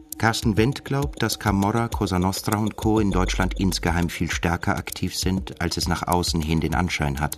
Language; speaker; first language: German; native; German